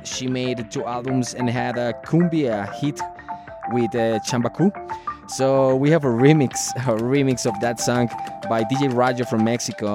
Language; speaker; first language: English; non-native, fluent; Spanish